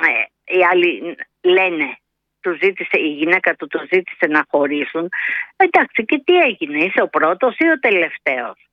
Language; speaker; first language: Greek; native; Greek